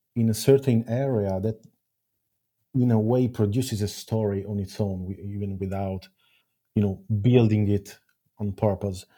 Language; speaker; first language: English; non-native, fluent; Italian